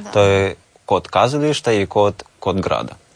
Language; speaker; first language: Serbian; non-native, learner; Russian